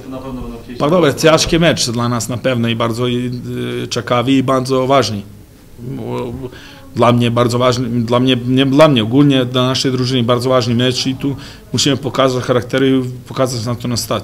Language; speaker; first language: Polish; non-native, fluent; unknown